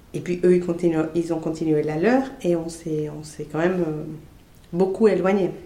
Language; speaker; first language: French; non-native, fluent; Spanish